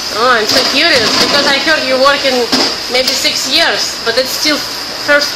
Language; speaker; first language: English; non-native, learner; Indonesian